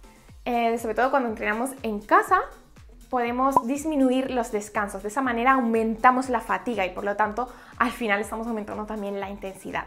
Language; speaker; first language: Spanish; native; Spanish